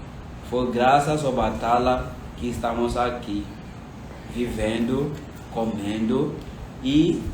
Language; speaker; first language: Portuguese; non-native, fluent; Yoruba